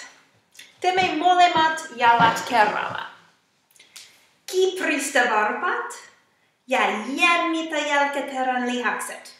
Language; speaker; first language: Finnish; non-native, fluent; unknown